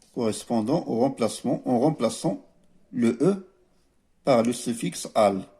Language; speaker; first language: French; non-native, local second language; Arabic